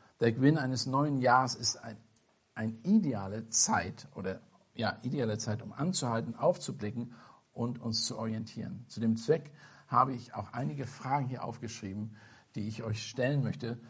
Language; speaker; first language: German; non-native, fluent; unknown